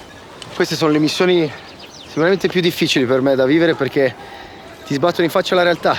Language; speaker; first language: Italian; native; Italian